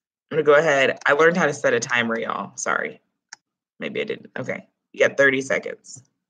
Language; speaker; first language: English; early bilingual, other home language; Spanish